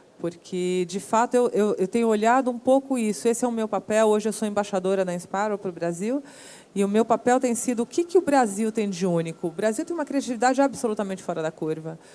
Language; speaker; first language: Portuguese; native; Portuguese